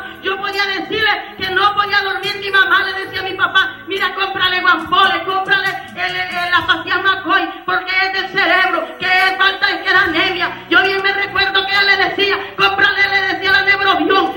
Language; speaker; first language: Spanish; native; Spanish